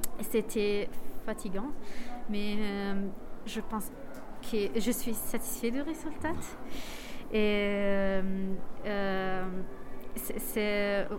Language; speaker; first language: French; non-native, fluent; Italian